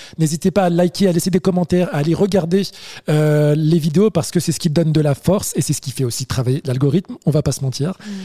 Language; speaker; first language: French; native; French